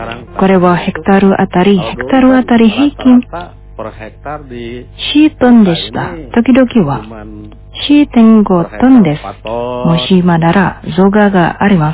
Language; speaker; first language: Japanese; non-native, fluent; Indonesian